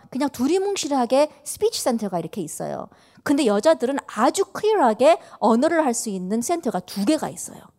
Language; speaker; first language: Korean; early bilingual, heritage; Korean